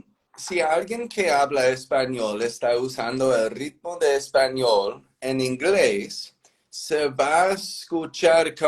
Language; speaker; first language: Spanish; non-native, fluent; English